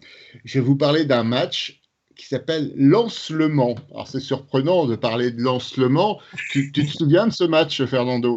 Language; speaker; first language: French; native; French